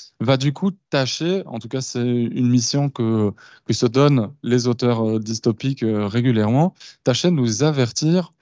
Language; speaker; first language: French; native; French